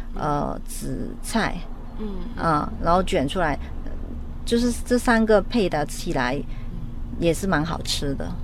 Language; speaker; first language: Chinese; non-native, local second language; Cantonese